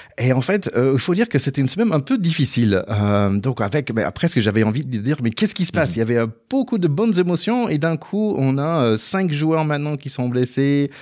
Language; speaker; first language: French; non-native, fluent; English